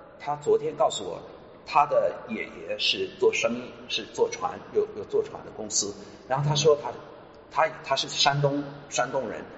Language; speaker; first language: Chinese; non-native, fluent; English